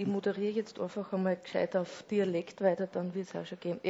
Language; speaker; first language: German; native; German